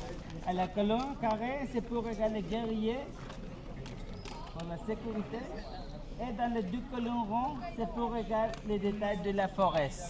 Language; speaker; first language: French; non-native, fluent; Spanish